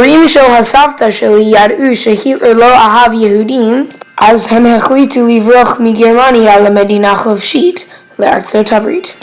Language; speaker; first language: Hebrew; non-native, learner; English